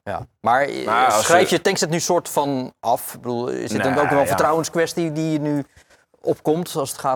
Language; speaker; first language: Dutch; native; Dutch